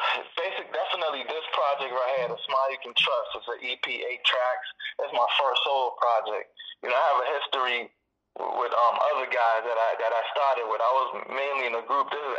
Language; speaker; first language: English; early bilingual, other home language; Spanish